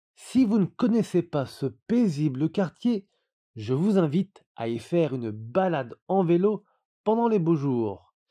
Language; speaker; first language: French; native; French